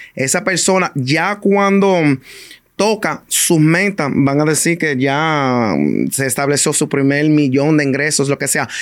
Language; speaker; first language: Spanish; early bilingual, heritage; Spanish